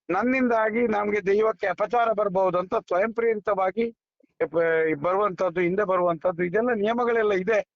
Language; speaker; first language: Kannada; non-native, local second language; Tulu